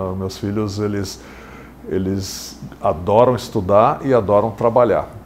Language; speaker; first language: Portuguese; early bilingual, other home language; English